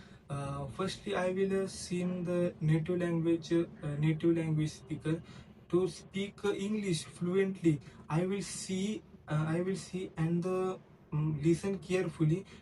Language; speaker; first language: English; non-native, learner; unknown